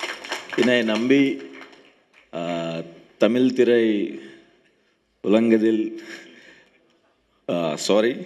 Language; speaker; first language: Tamil; non-native, learner; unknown